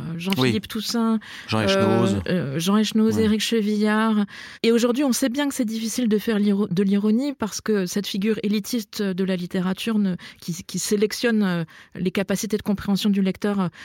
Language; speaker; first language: French; native; French